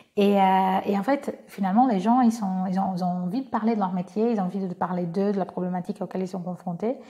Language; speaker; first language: French; non-native, fluent; Portuguese